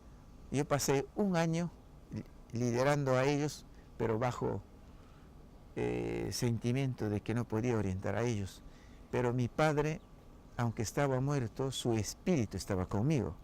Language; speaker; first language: Spanish; non-native, local second language; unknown